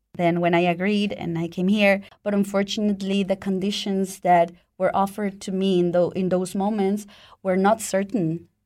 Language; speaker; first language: English; non-native, fluent; Spanish